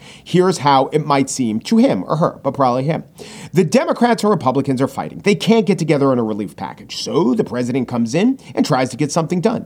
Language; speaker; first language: English; native; English